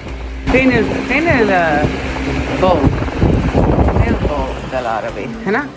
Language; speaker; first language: Arabic; non-native, learner; English